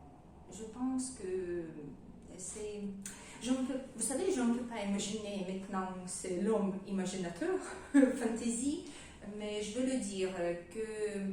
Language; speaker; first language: French; non-native, learner; Russian